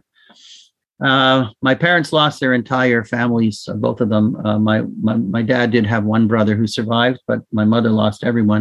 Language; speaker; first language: English; native; English